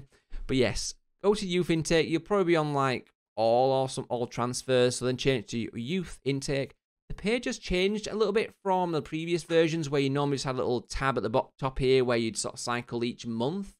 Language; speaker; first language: English; native; English